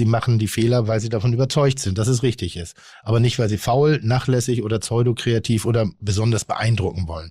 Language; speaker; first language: German; native; German